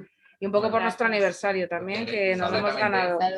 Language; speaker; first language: Spanish; native; Spanish